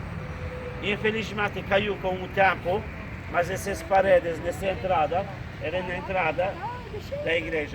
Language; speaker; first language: Portuguese; non-native, fluent; Turkish